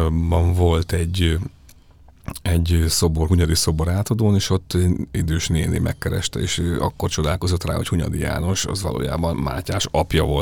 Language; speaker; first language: Hungarian; native; Hungarian